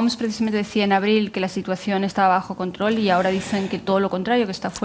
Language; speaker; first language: Spanish; native; Spanish